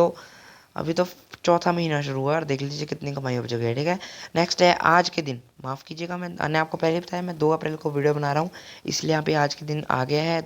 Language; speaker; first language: Hindi; native; Hindi